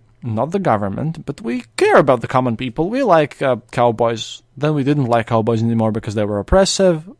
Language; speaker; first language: English; non-native, fluent; Latvian